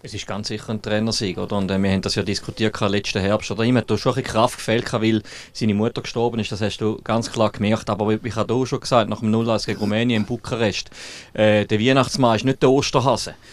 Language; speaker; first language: German; native; German